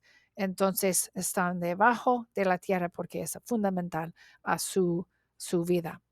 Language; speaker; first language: Spanish; non-native, learner; English